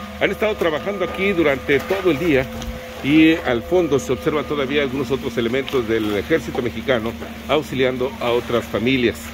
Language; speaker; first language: Spanish; native; Spanish